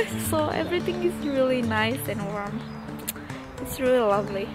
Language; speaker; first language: English; non-native, fluent; Indonesian